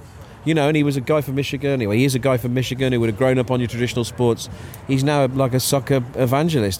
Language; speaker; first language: English; native; English